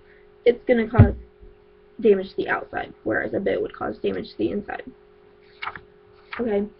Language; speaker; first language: English; native; English